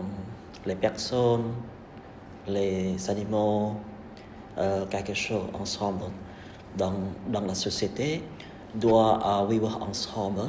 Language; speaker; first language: French; non-native, learner; Khmer